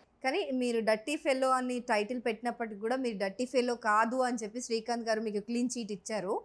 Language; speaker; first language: Telugu; native; Telugu